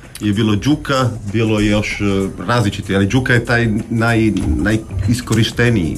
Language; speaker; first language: Croatian; non-native, fluent; Italian